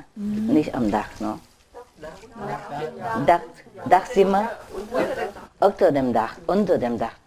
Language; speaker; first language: German; non-native, learner; Vietnamese